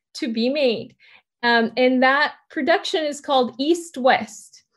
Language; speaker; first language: English; early bilingual, other home language; Turkish